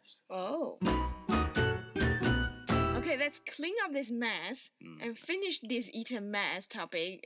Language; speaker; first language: English; non-native, fluent; Chinese